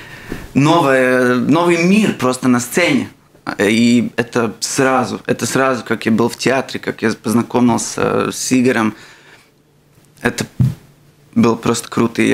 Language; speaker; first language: Russian; non-native, local second language; Latvian